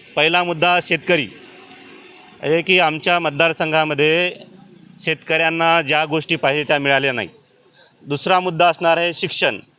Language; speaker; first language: Marathi; native; Marathi